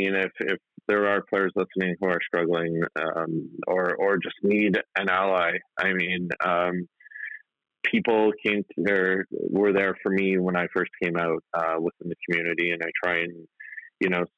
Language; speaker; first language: English; native; English